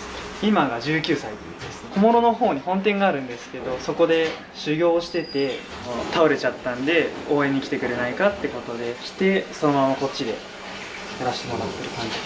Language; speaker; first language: Japanese; native; Japanese